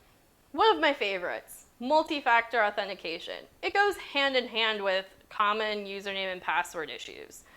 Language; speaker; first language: English; native; English